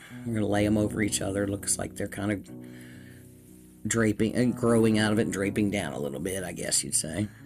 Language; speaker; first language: English; native; English